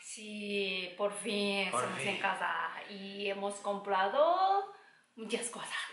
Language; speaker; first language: Spanish; non-native, learner; Japanese